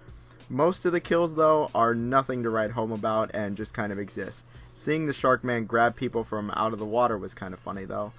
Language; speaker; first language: English; native; English